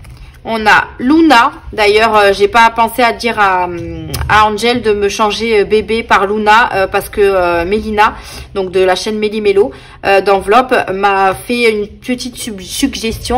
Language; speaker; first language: French; native; French